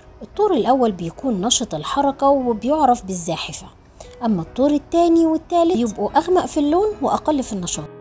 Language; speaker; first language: Arabic; native; Arabic